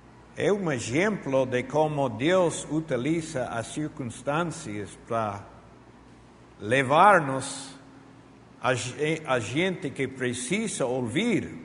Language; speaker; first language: Portuguese; non-native, fluent; Spanish